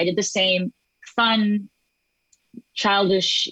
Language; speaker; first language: English; non-native, fluent; Hebrew